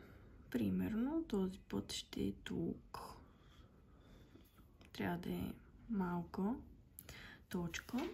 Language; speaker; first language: Bulgarian; native; Bulgarian